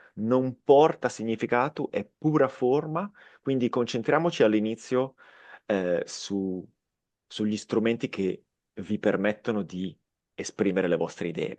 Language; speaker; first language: Italian; native; Italian